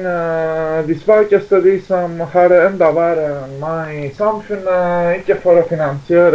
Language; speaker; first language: Norwegian; non-native, fluent; Greek